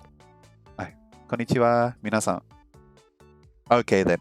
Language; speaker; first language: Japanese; non-native, learner; English